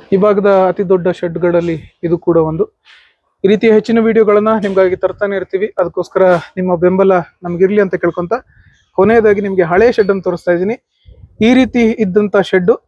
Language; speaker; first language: Kannada; native; Kannada